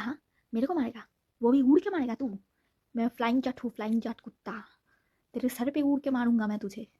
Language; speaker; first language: Hindi; non-native, local second language; Bangla